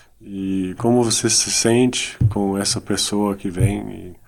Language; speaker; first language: Portuguese; non-native, fluent; Dutch